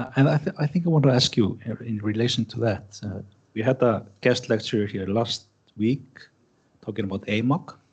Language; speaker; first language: English; non-native, fluent; Icelandic